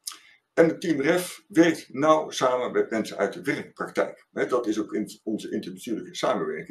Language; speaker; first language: Dutch; native; Dutch